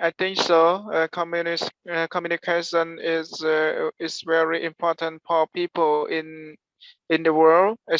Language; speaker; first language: English; non-native, learner; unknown